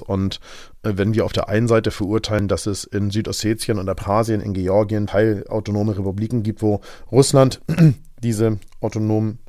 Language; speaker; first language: German; native; German